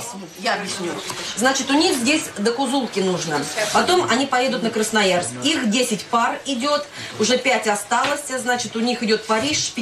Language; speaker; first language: Russian; native; Russian